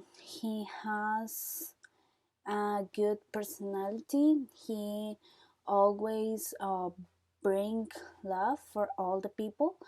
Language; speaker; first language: English; non-native, learner; Spanish